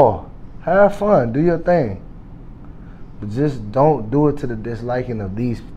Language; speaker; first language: English; native; English